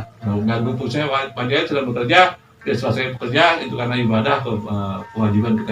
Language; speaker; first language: Indonesian; native; Indonesian